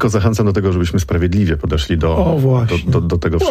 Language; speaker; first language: Polish; native; Polish